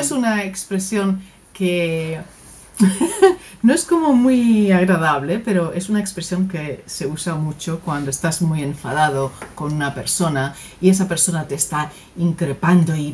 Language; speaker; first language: Spanish; native; Spanish